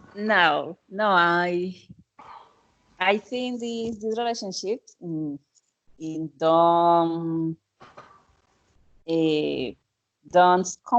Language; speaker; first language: English; non-native, learner; Spanish